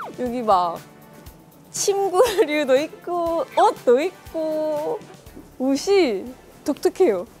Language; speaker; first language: Korean; non-native, fluent; Indonesian